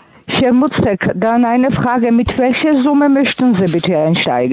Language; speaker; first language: German; non-native, fluent; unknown